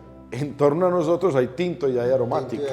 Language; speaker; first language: Spanish; native; Spanish